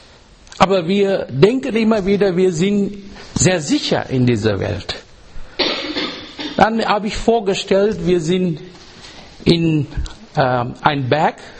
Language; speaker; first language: German; non-native, learner; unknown